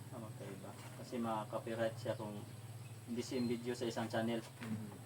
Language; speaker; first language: Filipino; non-native, local second language; Cebuano